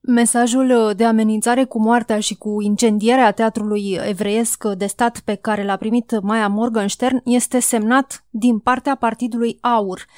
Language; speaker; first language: Romanian; native; Romanian